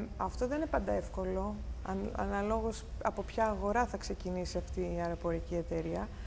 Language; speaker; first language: Greek; early bilingual, heritage; Greek